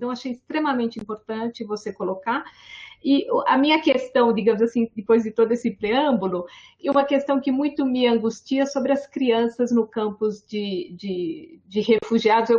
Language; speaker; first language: Portuguese; native; Portuguese